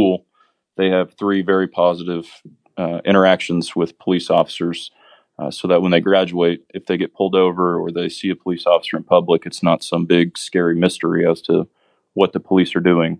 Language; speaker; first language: English; native; English